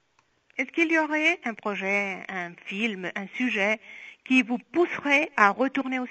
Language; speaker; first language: French; non-native, fluent; Spanish